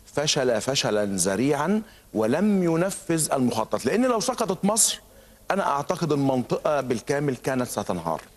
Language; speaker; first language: Arabic; native; Arabic